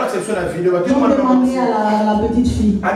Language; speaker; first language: French; non-native, local second language; Lingala